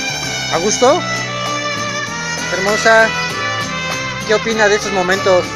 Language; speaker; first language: Spanish; native; Spanish